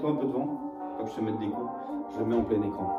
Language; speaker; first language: French; native; French